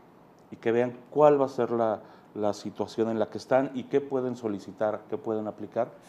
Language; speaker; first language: Spanish; native; Spanish